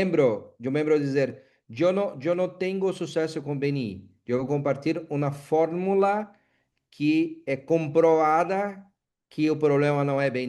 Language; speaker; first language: Spanish; non-native, learner; Portuguese